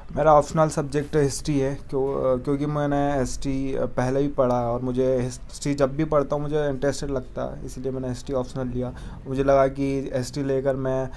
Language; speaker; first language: Hindi; native; Hindi